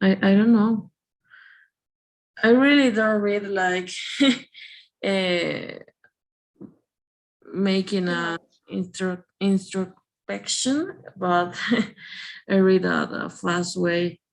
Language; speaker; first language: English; non-native, learner; Spanish